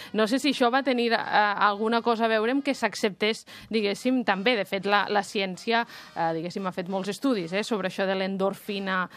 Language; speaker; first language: Catalan; native; Catalan